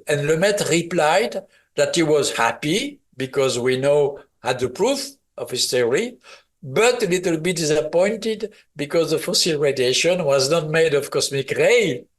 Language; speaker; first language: English; non-native, fluent; French